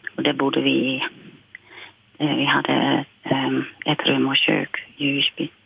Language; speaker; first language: Swedish; non-native, fluent; Dutch